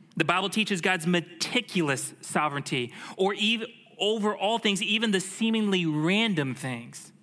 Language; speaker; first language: English; native; English